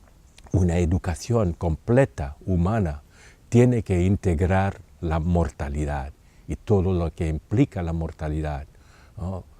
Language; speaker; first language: Spanish; non-native, fluent; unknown